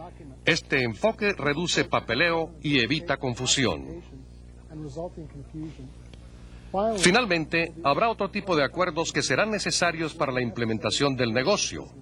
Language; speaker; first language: Spanish; native; Spanish